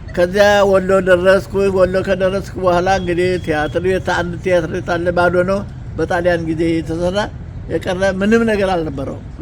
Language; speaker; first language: Amharic; native; Amharic